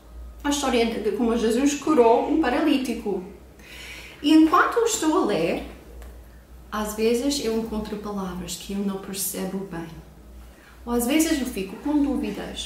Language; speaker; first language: Portuguese; non-native, fluent; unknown